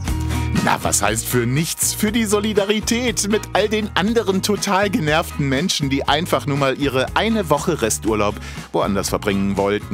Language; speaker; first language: German; native; German